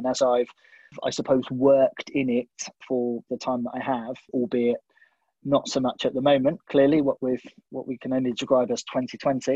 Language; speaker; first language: English; native; English